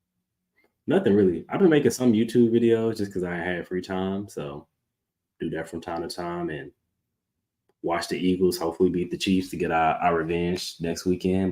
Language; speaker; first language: English; native; English